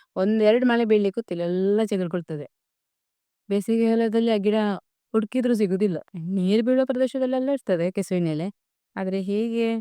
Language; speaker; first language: Kannada; non-native, local second language; Tulu